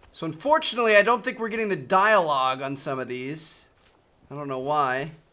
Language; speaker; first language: English; native; English